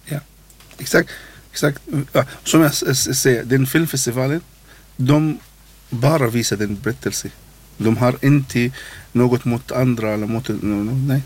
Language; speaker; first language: Swedish; non-native, learner; Arabic